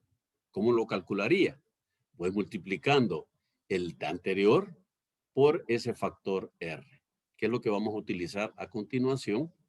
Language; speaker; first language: Spanish; native; Spanish